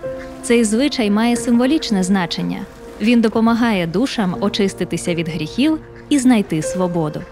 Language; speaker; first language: Ukrainian; native; Ukrainian